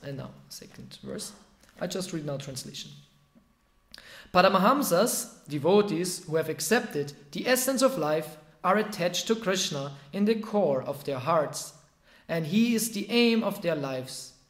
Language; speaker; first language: English; non-native, fluent; German